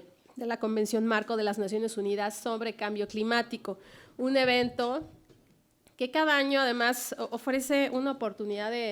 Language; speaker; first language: Spanish; native; Spanish